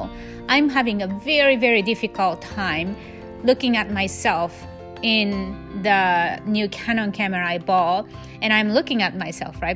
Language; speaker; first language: English; non-native, fluent; Japanese